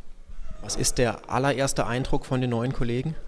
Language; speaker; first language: German; native; German